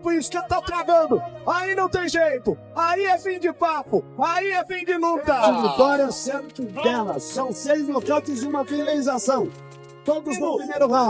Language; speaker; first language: Portuguese; native; Portuguese